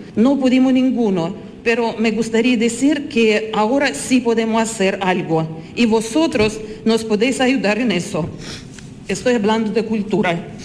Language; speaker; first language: Spanish; non-native, fluent; Russian